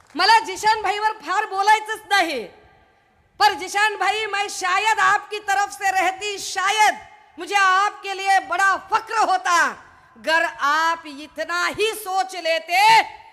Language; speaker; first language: Hindi; non-native, local second language; Marathi